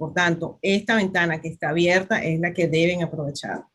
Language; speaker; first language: Spanish; native; Spanish